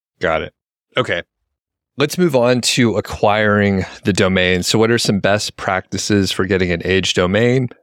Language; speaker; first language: English; native; English